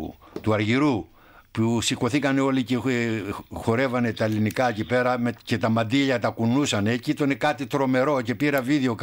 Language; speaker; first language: Greek; native; Greek